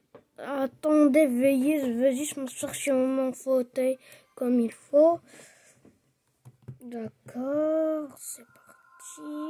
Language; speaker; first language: French; non-native, local second language; Arabic